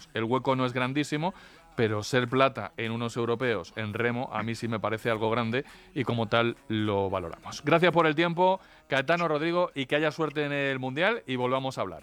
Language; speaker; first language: Spanish; native; Spanish